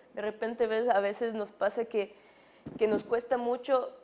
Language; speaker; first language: Spanish; native; Spanish